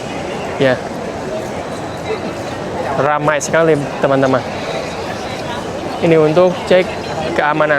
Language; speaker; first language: Indonesian; non-native, fluent; Vietnamese